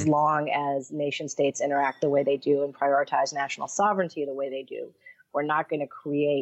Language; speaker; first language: English; native; English